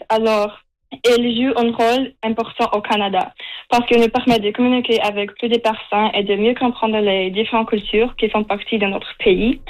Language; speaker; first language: French; non-native, local second language; English